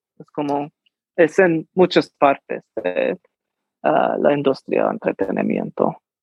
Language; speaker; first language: Spanish; early bilingual, heritage; English